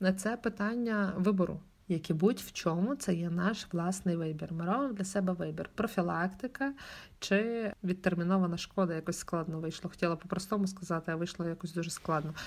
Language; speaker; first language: Ukrainian; native; Ukrainian